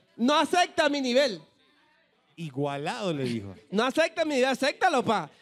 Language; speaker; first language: Spanish; native; Spanish